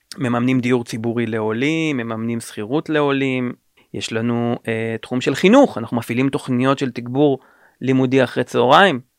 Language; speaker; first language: Hebrew; native; Hebrew